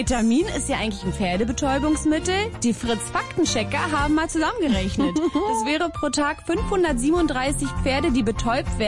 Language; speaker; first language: German; native; German